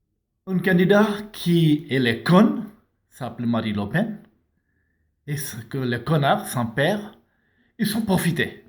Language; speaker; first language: French; non-native, learner; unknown